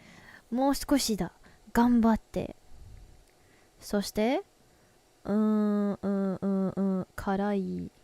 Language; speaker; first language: Japanese; non-native, learner; English